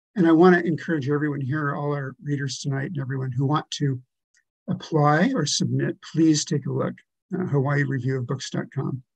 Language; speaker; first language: English; native; English